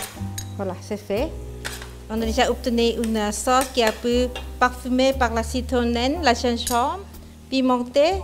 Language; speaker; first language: French; non-native, fluent; Thai